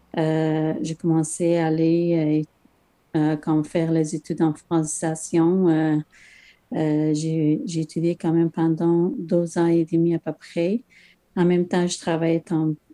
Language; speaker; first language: French; non-native, learner; Persian